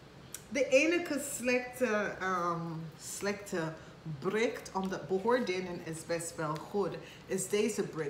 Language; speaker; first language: Dutch; non-native, fluent; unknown